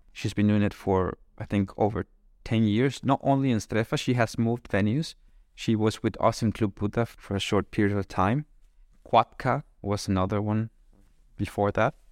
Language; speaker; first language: English; non-native, fluent; Spanish